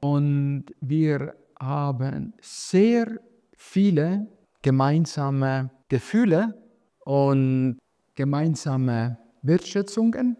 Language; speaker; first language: German; non-native, fluent; Estonian